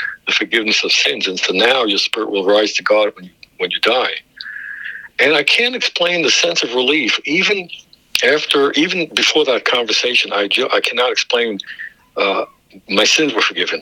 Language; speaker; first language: English; native; English